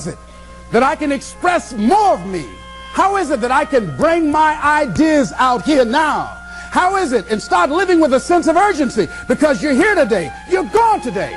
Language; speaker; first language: English; native; English